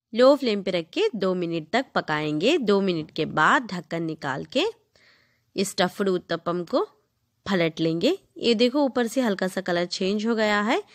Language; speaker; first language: Hindi; non-native, local second language; Telugu